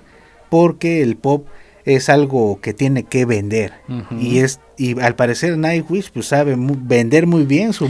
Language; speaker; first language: Spanish; native; Spanish